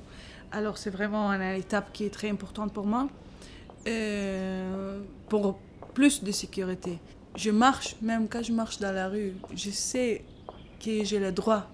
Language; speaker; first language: French; non-native, learner; Arabic